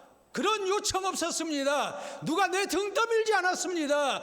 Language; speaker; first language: Korean; native; Korean